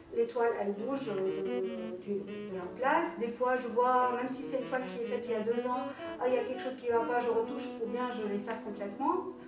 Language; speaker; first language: French; non-native, local second language; Arabic